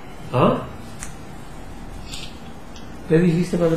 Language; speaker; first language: Spanish; native; Spanish